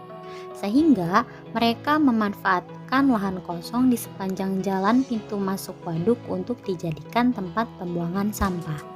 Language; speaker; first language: Malay; native; Malay